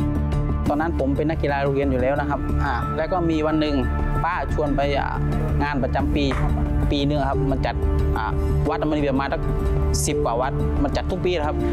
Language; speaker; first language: Thai; native; Thai